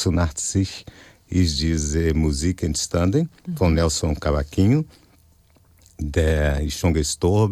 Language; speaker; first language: German; non-native, fluent; Portuguese